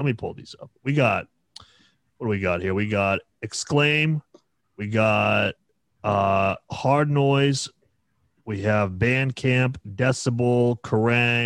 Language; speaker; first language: English; native; English